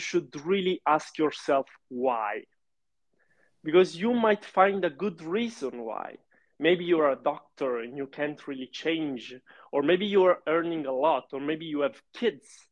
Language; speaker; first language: English; non-native, fluent; Italian